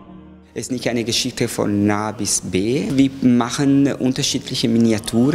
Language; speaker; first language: German; non-native, fluent; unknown